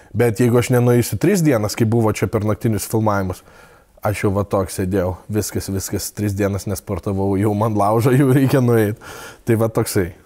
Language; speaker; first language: Lithuanian; native; Lithuanian